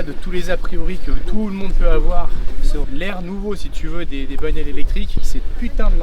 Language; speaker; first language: French; native; French